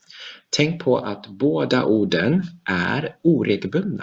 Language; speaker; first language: Swedish; non-native, fluent; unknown